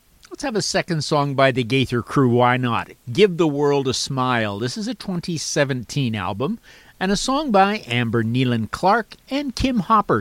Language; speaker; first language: English; native; English